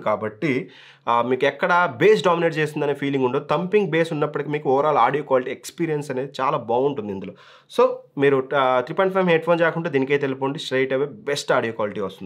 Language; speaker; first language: Telugu; native; Telugu